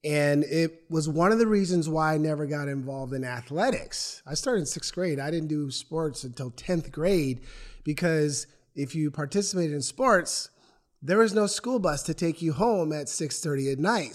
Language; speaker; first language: English; native; English